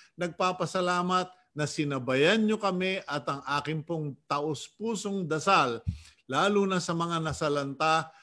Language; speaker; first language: Filipino; native; Filipino